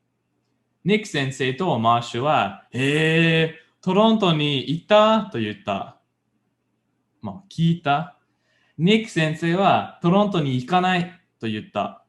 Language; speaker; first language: Japanese; non-native, learner; English